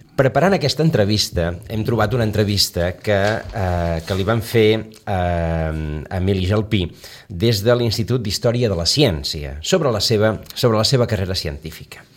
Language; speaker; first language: Catalan; native; Catalan